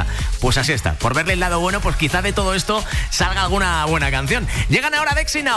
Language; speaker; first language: Spanish; native; Spanish